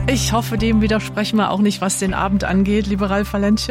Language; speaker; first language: German; native; German